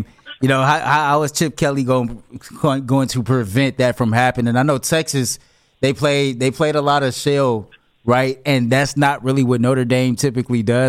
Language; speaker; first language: English; native; English